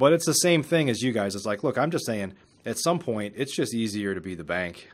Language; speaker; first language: English; native; English